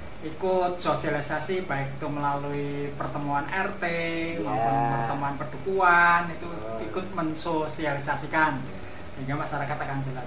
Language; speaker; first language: Indonesian; native; Indonesian